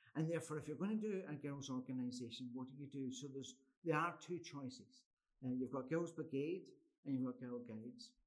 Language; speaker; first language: English; native; English